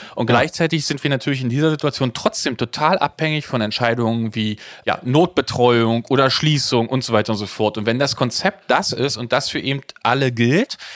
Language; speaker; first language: German; native; German